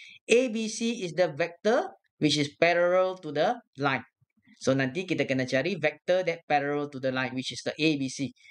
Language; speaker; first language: English; non-native, local second language; Malay